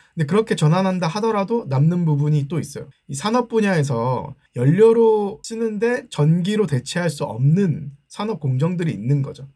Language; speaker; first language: Korean; native; Korean